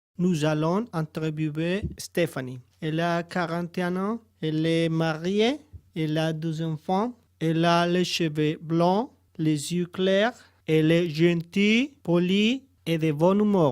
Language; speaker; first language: French; non-native, learner; Spanish